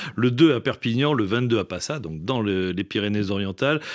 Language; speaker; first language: French; native; French